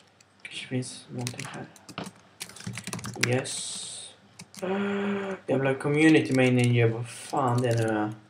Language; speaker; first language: Swedish; native; Swedish